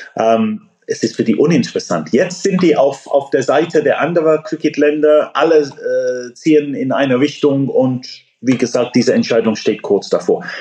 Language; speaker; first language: German; non-native, fluent; English